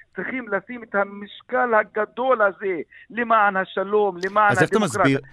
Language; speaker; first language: Hebrew; non-native, local second language; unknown